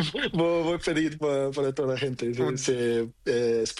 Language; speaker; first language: Spanish; non-native, learner; Portuguese